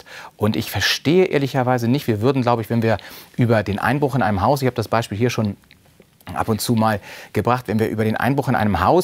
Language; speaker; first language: German; native; German